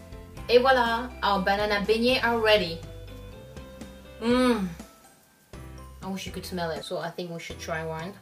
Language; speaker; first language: English; non-native, fluent; French